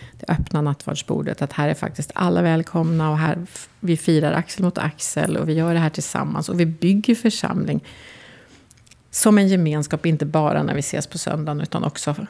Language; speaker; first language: Swedish; native; Swedish